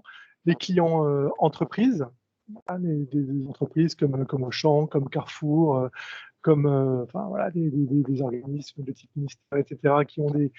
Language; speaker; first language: French; native; French